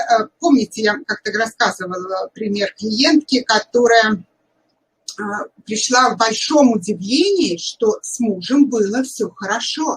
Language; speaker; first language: Russian; native; Russian